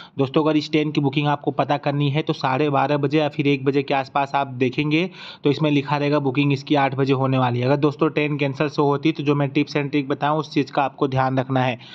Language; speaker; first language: Hindi; native; Hindi